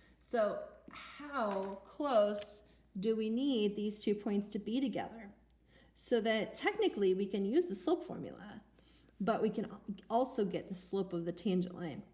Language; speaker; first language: English; native; English